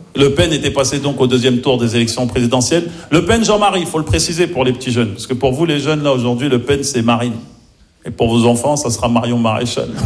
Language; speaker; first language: French; early bilingual, other home language; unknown